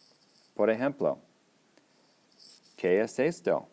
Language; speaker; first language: Spanish; non-native, fluent; English